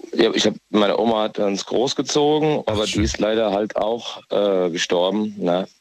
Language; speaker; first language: German; native; German